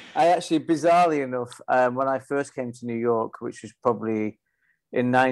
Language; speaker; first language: English; native; English